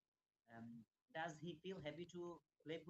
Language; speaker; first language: English; non-native, learner; Bangla